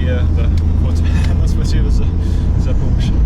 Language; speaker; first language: Russian; non-native, learner; English